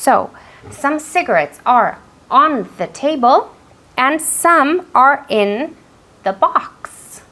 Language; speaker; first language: English; non-native, fluent; Spanish